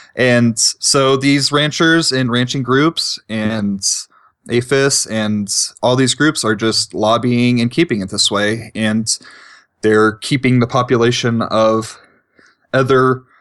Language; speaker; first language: English; native; English